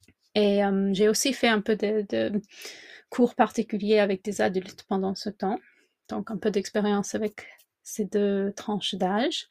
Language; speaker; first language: French; non-native, fluent; English